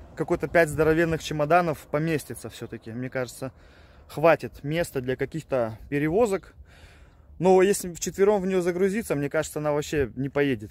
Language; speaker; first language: Russian; native; Russian